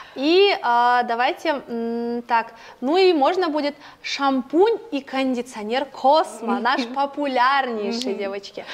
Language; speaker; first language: Russian; non-native, local second language; Kazakh